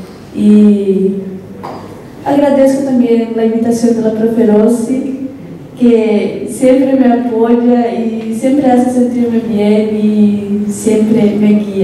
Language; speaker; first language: Spanish; non-native, local second language; Portuguese